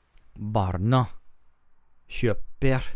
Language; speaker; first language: Norwegian; non-native, learner; English